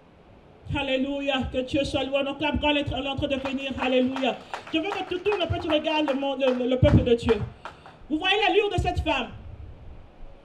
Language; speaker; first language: French; non-native, local second language; Lingala